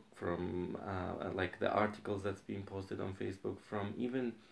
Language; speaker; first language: English; non-native, fluent; Arabic